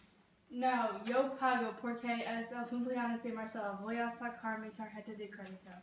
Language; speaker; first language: Spanish; non-native, learner; English